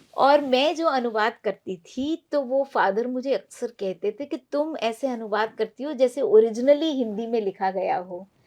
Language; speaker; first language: Hindi; non-native, local second language; Punjabi